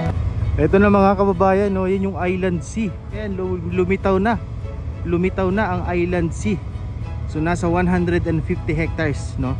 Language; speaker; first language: Filipino; native; Filipino